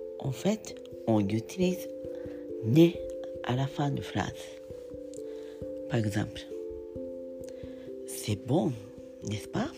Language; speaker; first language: French; non-native, learner; Japanese